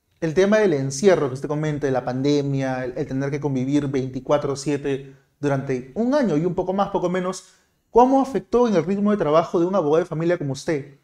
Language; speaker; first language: Spanish; native; Spanish